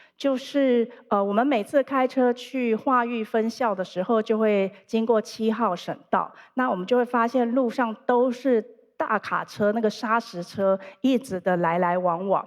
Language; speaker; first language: Chinese; native; Chinese